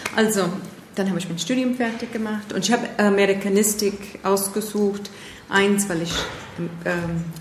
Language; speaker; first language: German; non-native, fluent; English